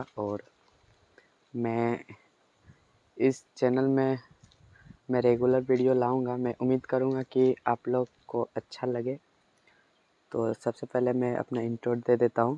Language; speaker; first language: Hindi; non-native, local second language; Magahi